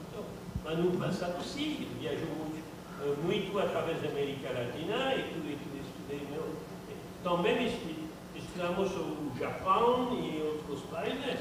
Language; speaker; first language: Portuguese; non-native, learner; French